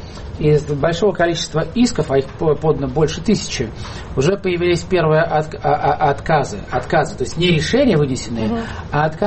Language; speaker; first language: Russian; native; Russian